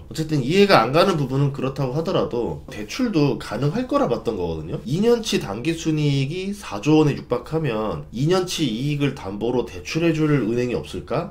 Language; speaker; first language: Korean; native; Korean